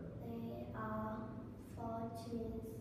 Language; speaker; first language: English; non-native, learner; Vietnamese